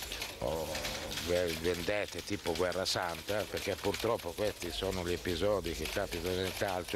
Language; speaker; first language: Italian; native; Italian